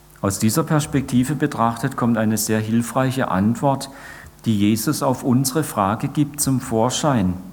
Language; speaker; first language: German; native; German